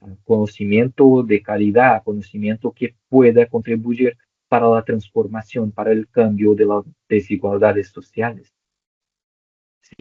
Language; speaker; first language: Spanish; non-native, local second language; Portuguese